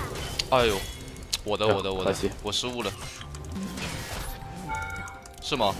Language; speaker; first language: Chinese; native; Chinese